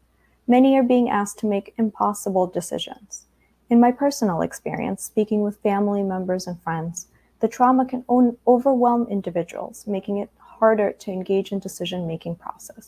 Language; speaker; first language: English; early bilingual, other home language; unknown